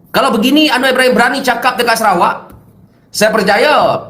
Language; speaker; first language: Malay; native; Malay